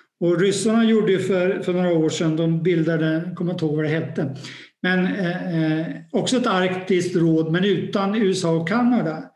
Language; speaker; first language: Swedish; native; Swedish